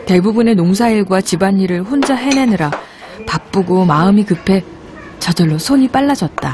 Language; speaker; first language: Korean; native; Korean